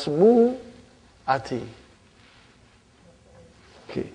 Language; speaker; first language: Arabic; non-native, fluent; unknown